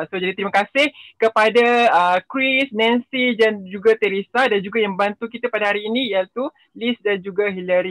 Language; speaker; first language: Malay; native; Malay